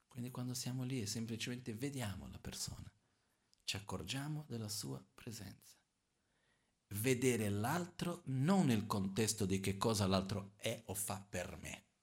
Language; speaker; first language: Italian; non-native, fluent; Portuguese